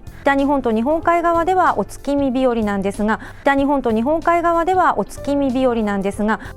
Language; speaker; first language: Japanese; native; Japanese